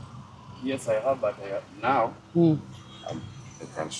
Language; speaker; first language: English; non-native, local second language; Ganda